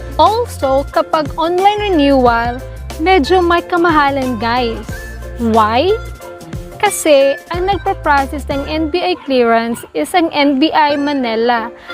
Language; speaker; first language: Filipino; non-native, local second language; Cebuano